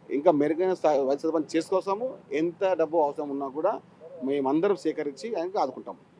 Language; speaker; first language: Telugu; native; Telugu